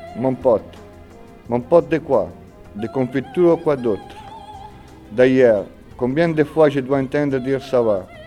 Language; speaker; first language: French; non-native, fluent; Italian